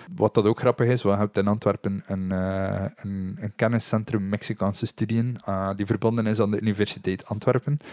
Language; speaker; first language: Dutch; native; Dutch